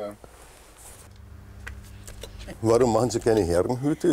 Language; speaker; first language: German; native; German